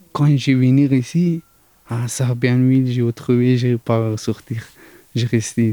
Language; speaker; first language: French; non-native, learner; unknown